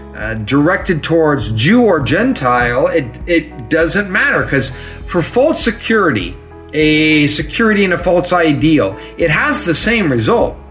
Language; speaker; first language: English; native; English